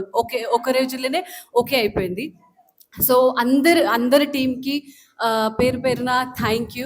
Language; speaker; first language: Telugu; non-native, local second language; Marathi